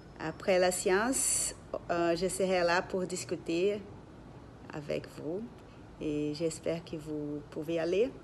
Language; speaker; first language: French; non-native, learner; Portuguese